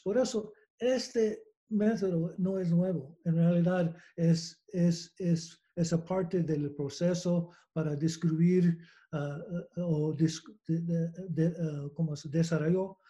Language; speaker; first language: Spanish; non-native, learner; English